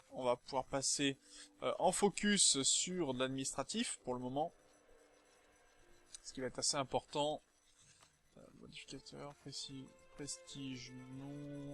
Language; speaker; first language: French; native; French